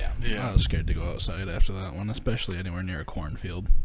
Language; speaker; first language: English; native; English